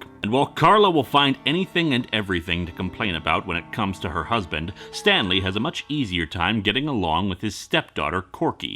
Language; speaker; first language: English; native; English